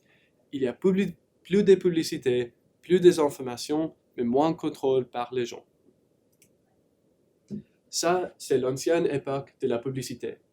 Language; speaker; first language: French; non-native, learner; English